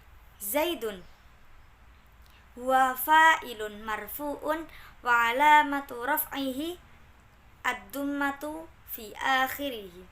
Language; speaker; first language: Arabic; non-native, learner; Indonesian